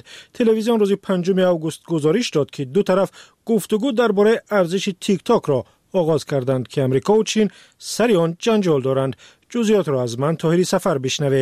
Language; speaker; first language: Persian; native; Persian